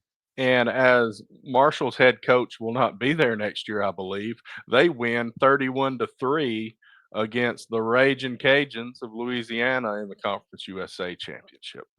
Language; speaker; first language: English; native; English